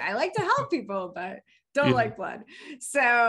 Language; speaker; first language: English; native; English